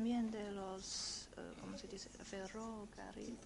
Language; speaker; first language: Spanish; non-native, fluent; Chinese